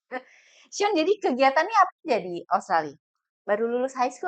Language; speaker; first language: Indonesian; native; Indonesian